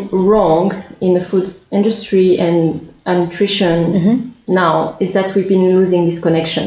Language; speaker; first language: English; non-native, fluent; French